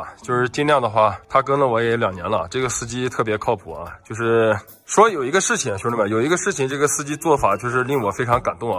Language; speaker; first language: Chinese; native; Chinese